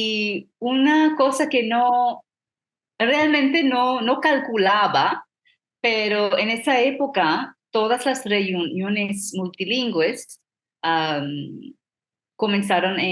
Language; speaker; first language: Spanish; non-native, fluent; English